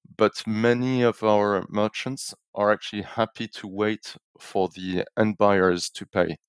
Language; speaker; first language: English; non-native, fluent; French